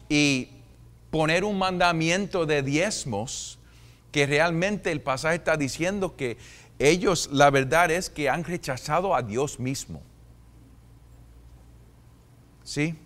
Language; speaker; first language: Spanish; non-native, fluent; English